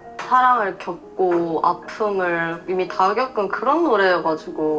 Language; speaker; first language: Korean; native; Korean